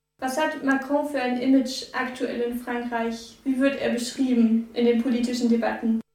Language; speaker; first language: German; native; German